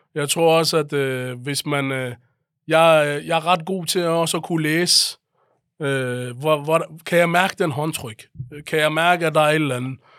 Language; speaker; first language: Danish; early bilingual, other home language; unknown